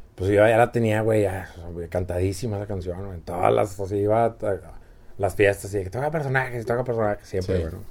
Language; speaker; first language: Spanish; native; Spanish